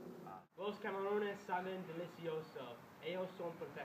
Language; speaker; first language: Spanish; non-native, learner; English